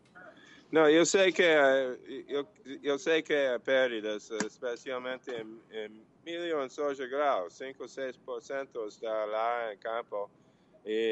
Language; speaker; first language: Portuguese; non-native, learner; English